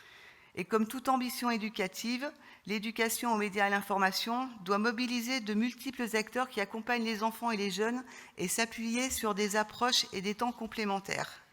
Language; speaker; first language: French; native; French